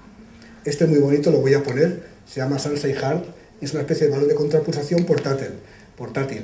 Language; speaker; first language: Spanish; native; Spanish